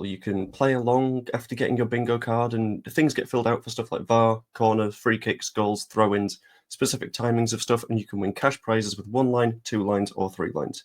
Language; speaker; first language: English; native; English